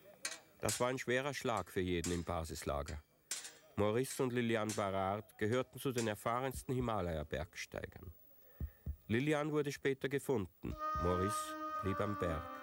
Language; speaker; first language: German; native; German